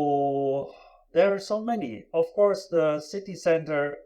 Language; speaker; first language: English; non-native, fluent; German